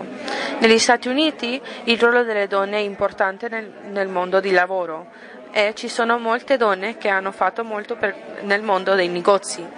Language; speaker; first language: Italian; non-native, learner; English